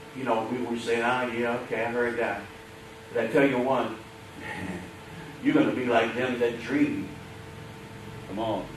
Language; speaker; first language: English; native; English